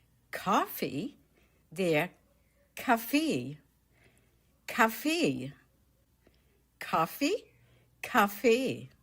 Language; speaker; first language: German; non-native, fluent; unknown